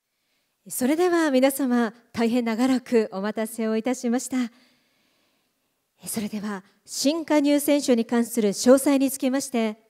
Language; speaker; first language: Japanese; native; Japanese